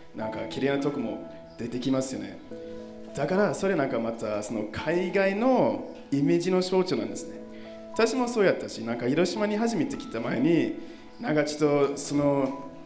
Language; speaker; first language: Japanese; non-native, fluent; German